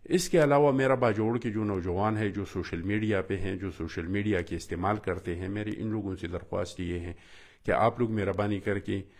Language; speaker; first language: Urdu; non-native, local second language; Pashto